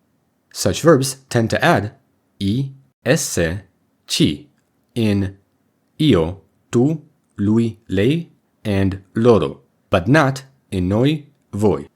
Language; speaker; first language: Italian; non-native, learner; English